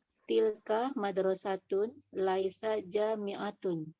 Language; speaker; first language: Arabic; non-native, learner; Indonesian